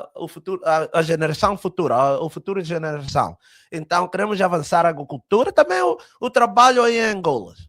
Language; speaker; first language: Portuguese; early bilingual, heritage; Portuguese